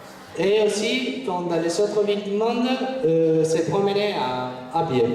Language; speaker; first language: French; non-native, fluent; Spanish